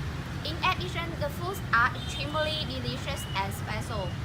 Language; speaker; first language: English; non-native, learner; Vietnamese